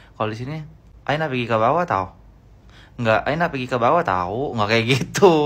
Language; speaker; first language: Indonesian; native; Indonesian